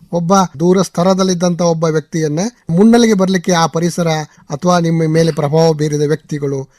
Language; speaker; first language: Kannada; native; Kannada